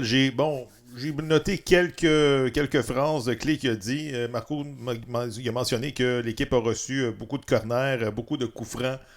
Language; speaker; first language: French; native; French